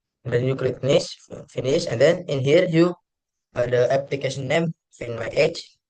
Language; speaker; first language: English; non-native, learner; Indonesian